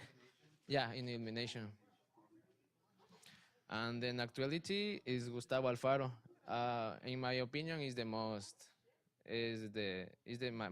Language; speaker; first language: English; non-native, learner; Spanish